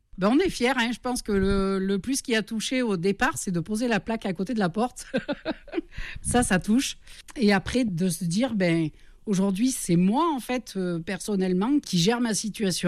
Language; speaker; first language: French; native; French